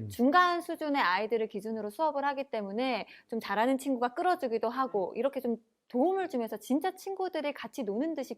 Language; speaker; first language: Korean; native; Korean